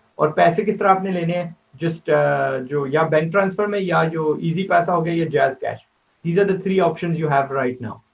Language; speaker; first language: Urdu; native; Urdu